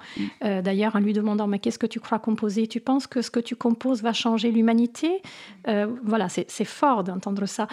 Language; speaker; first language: French; non-native, fluent; Italian